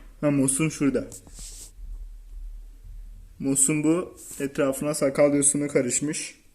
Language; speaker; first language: Turkish; native; Turkish